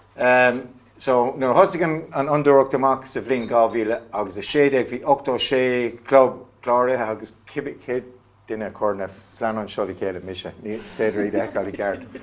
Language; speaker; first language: Irish; non-native, local second language; English